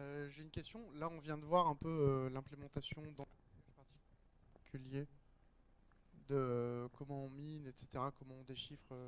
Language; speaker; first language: French; native; French